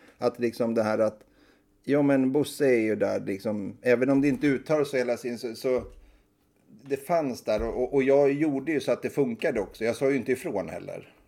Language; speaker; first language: Swedish; native; Swedish